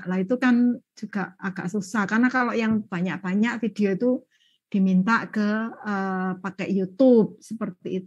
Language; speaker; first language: Indonesian; native; Indonesian